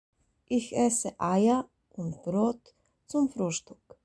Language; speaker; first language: German; non-native, fluent; Serbian